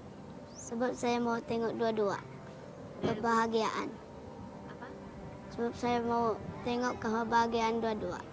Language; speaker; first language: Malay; early bilingual, other home language; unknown